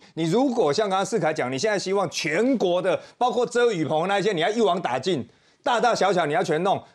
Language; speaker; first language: Chinese; native; Chinese